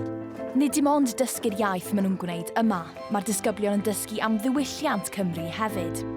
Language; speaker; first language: Welsh; native; Welsh